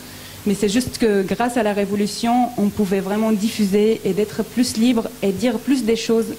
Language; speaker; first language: French; non-native, fluent; Arabic